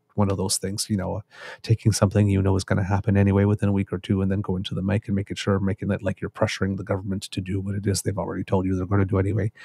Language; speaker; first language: English; native; English